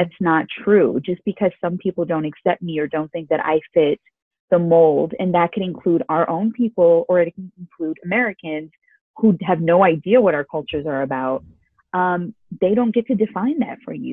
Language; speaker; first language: English; early bilingual, other home language; Urdu